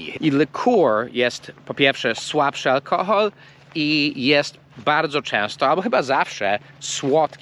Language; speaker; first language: Polish; early bilingual, heritage; English